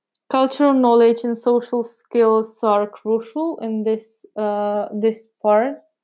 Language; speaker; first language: English; non-native, fluent; Czech